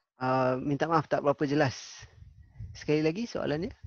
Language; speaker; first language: Malay; native; Malay